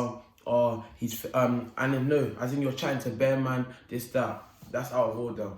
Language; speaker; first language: English; native; English